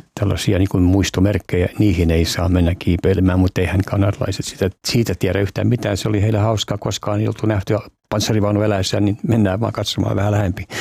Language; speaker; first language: Finnish; early bilingual, heritage; Finnish